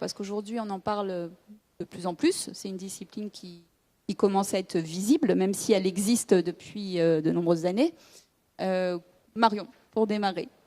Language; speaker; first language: French; native; French